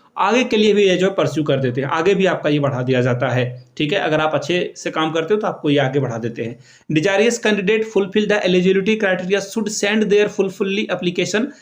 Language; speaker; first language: Hindi; native; Hindi